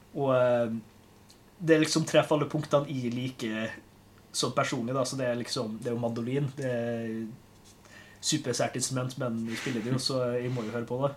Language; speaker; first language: Norwegian; native; Norwegian